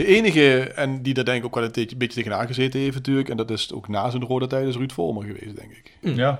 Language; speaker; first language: Dutch; native; Dutch